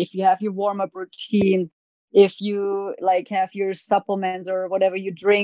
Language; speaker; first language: English; non-native, fluent; German